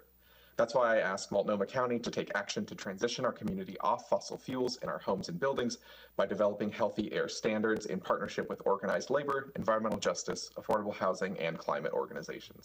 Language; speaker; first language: English; non-native, fluent; Korean